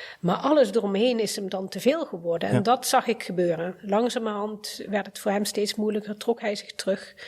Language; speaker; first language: Dutch; early bilingual, other home language; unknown